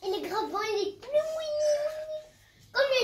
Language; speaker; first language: French; native; French